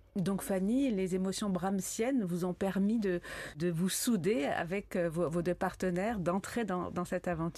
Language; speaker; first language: French; native; French